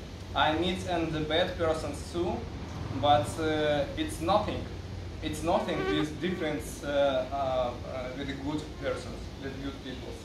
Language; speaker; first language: English; non-native, learner; Russian